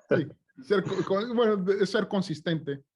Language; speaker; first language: Spanish; non-native, learner; English